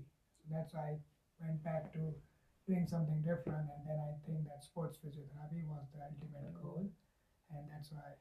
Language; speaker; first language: English; non-native, local second language; Gujarati